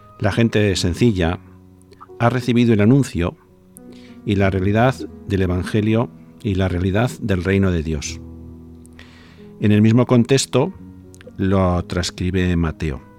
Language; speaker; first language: Spanish; native; Spanish